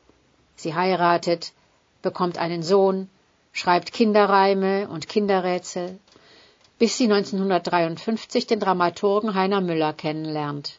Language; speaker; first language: German; native; German